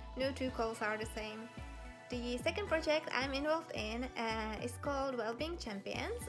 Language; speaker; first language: English; non-native, fluent; Czech